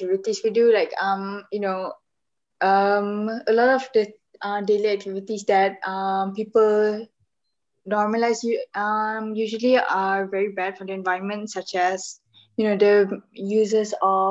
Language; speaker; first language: English; non-native, local second language; Malay